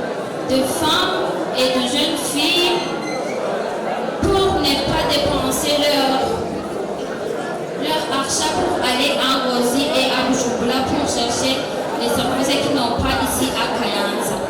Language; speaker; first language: French; non-native, local second language; Rundi